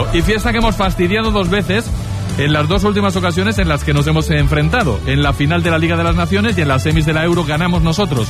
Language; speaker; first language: Spanish; native; Spanish